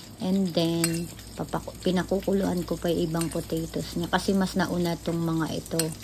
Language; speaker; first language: Filipino; native; Filipino